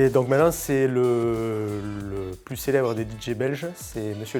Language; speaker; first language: French; native; French